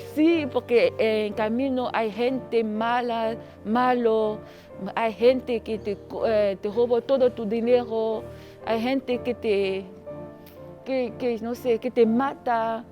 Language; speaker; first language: Spanish; non-native, learner; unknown